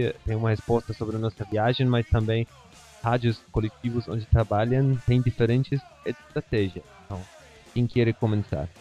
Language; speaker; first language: Portuguese; non-native, fluent; Spanish